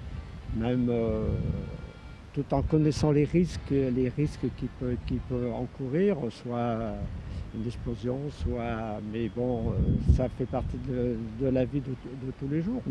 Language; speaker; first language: French; native; French